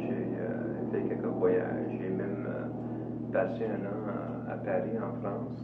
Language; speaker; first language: French; non-native, local second language; English